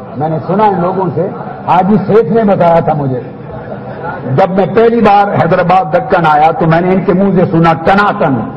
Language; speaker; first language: Urdu; non-native, local second language; Punjabi